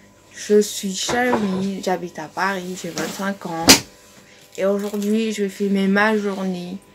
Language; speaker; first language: French; non-native, local second language; Morisyen